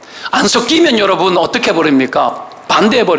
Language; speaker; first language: Korean; native; Korean